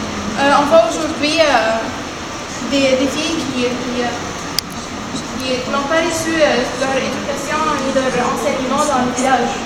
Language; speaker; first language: French; non-native, fluent; Arabic